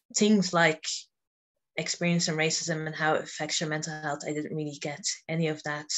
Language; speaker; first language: English; native; English